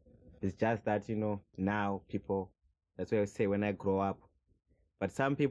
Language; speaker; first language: English; non-native, local second language; Shona